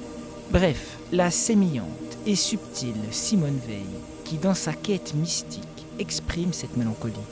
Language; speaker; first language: French; native; French